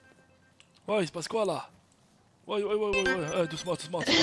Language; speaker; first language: French; native; French